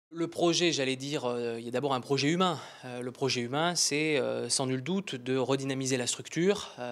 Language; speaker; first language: French; native; French